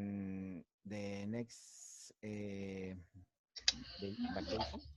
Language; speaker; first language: English; non-native, learner; Spanish